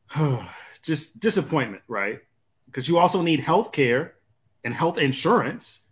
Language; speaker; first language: English; native; English